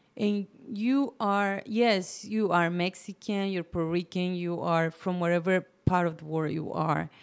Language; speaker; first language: English; non-native, fluent; Spanish